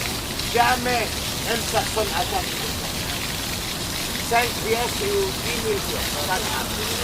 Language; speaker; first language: French; non-native, learner; Arabic